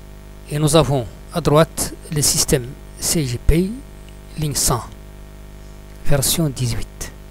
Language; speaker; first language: French; non-native, local second language; Arabic